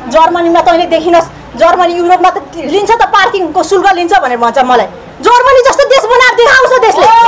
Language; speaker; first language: Nepali; native; Nepali